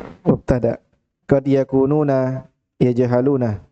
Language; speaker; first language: Arabic; non-native, fluent; Indonesian